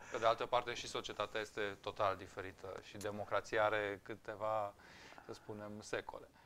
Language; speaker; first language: Romanian; native; Romanian